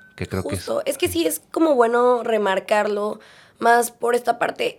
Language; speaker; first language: Spanish; native; Spanish